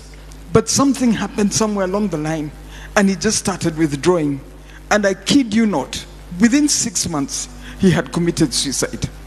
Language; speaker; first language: English; non-native, local second language; Swahili